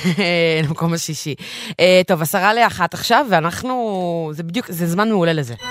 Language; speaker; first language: Hebrew; native; Hebrew